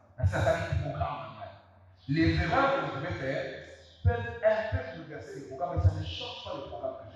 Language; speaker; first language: French; non-native, local second language; Lingala